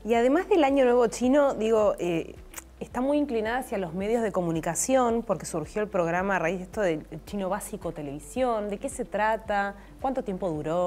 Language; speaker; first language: Spanish; native; Spanish